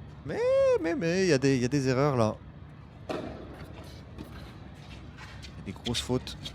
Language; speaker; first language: French; native; French